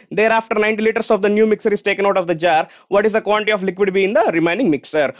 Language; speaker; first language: English; non-native, local second language; Telugu